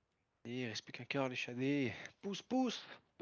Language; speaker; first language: French; native; French